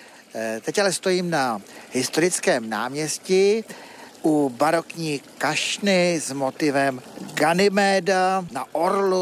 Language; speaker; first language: Czech; native; Czech